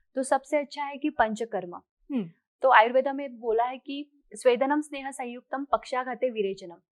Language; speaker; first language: Hindi; non-native, local second language; Marathi